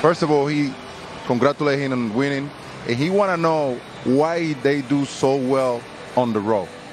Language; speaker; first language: English; non-native, fluent; Spanish